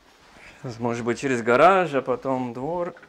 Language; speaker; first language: Russian; non-native, learner; English